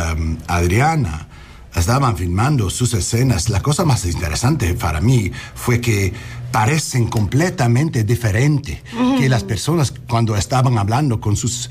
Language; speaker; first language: Spanish; early bilingual, heritage; English